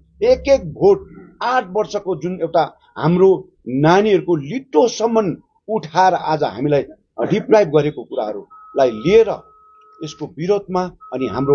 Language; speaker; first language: Nepali; native; Nepali